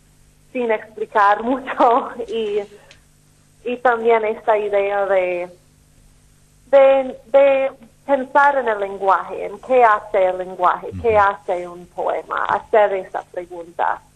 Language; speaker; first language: Spanish; non-native, fluent; English